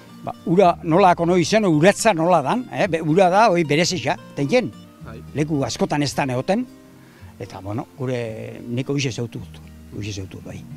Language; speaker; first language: Basque; native; Basque